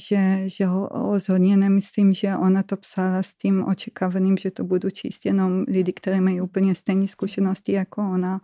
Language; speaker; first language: Czech; non-native, fluent; Hebrew